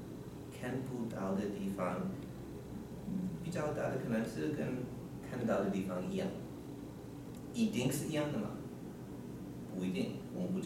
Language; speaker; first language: Chinese; non-native, learner; English